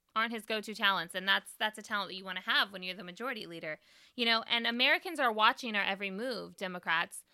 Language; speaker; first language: English; native; English